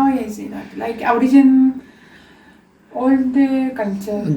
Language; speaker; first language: English; non-native, learner; Spanish